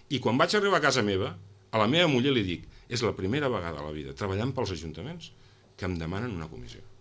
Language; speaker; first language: Catalan; non-native, local second language; Spanish